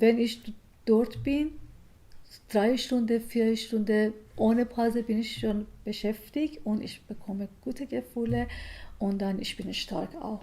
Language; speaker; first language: German; non-native, learner; Persian